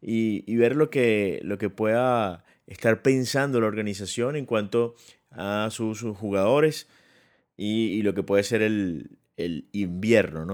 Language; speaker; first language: Spanish; native; Spanish